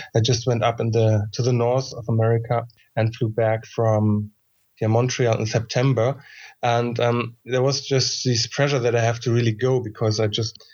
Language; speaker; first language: English; non-native, fluent; German